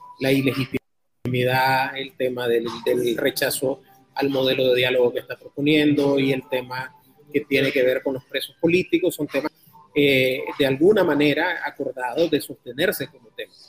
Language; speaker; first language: Spanish; native; Spanish